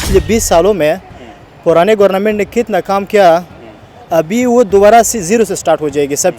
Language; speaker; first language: Hindi; non-native, learner; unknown